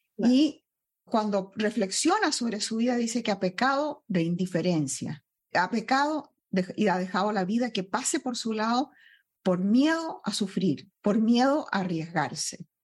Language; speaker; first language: Spanish; native; Spanish